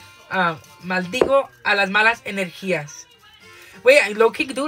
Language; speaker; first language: Spanish; early bilingual, heritage; Spanish